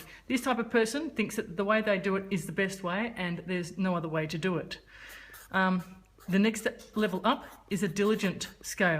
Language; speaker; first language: English; native; English